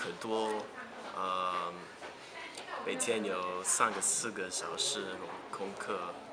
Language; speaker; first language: Chinese; non-native, learner; English